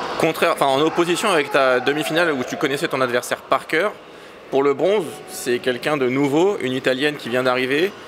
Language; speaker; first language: French; native; French